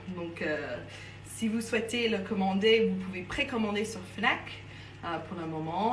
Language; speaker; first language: French; non-native, fluent; English